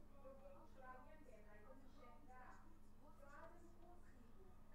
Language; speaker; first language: Portuguese; native; Portuguese